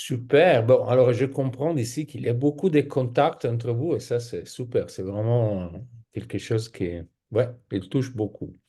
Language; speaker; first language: French; non-native, fluent; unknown